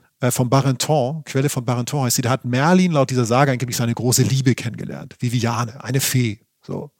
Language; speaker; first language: German; native; German